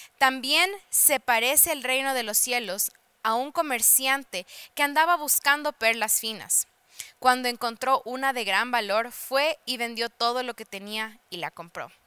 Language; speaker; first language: Spanish; early bilingual, heritage; Spanish